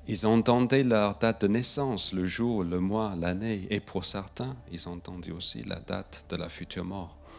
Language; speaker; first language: French; non-native, fluent; English